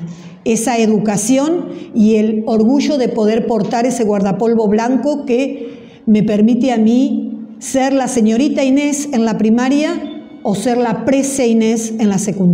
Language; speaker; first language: Spanish; native; Spanish